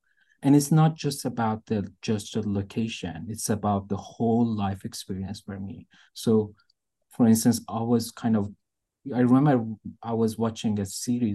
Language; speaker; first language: English; non-native, fluent; Persian